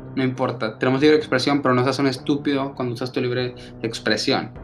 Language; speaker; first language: Spanish; early bilingual, other home language; English